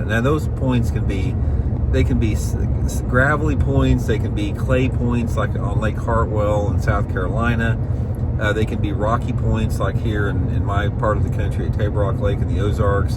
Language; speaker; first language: English; native; English